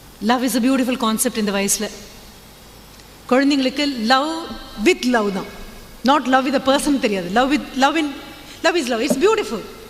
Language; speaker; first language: English; non-native, local second language; Tamil